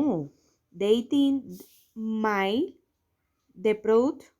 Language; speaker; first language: English; non-native, learner; Spanish